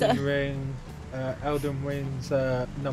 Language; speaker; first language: English; native; English